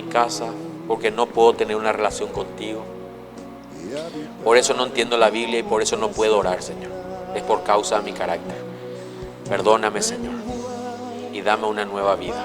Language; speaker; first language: Spanish; native; Spanish